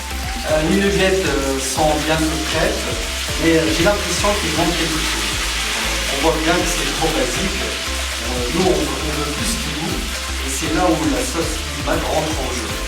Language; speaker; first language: French; non-native, local second language; Arabic